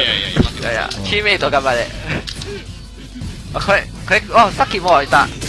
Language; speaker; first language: Japanese; non-native, learner; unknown